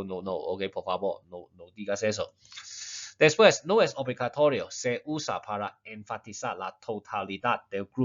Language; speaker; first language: Spanish; non-native, fluent; Chinese